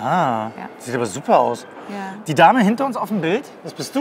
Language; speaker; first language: German; native; German